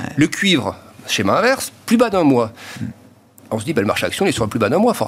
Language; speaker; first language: French; native; French